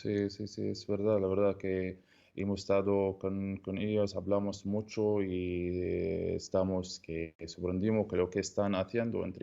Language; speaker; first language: Spanish; non-native, learner; Arabic